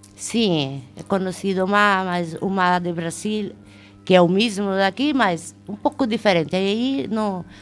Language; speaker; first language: Spanish; non-native, learner; Portuguese